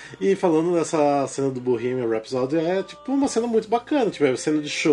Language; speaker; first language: Portuguese; native; Portuguese